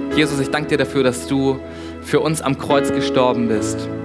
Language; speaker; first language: German; native; German